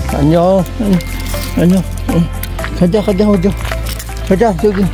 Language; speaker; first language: Korean; non-native, learner; Filipino